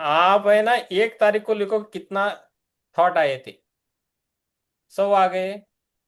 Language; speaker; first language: Hindi; native; Hindi